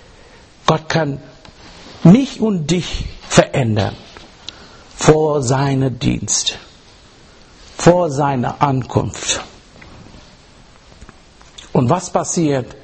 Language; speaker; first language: German; non-native, learner; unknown